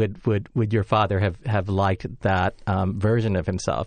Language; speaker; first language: English; native; English